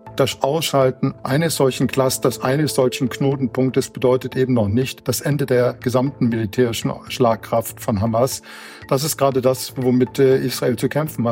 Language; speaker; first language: German; native; German